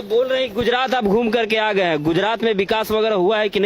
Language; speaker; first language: Hindi; native; Hindi